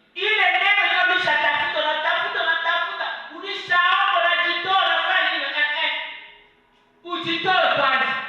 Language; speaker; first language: Swahili; native; Swahili